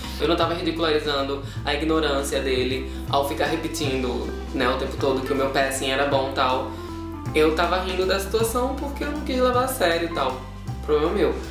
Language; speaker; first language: Portuguese; native; Portuguese